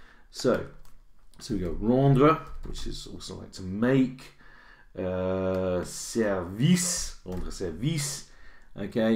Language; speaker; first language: English; native; English